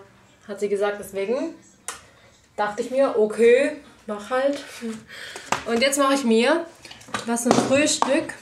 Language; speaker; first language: German; native; German